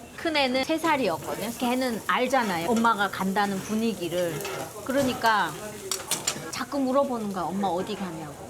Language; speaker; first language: Korean; native; Korean